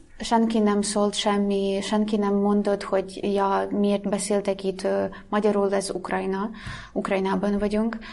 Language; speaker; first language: Hungarian; non-native, fluent; Russian